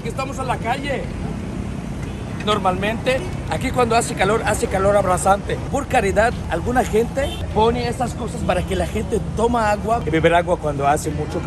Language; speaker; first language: Spanish; non-native, fluent; Arabic